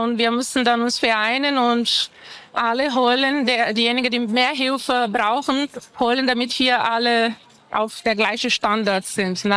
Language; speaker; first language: German; non-native, fluent; Portuguese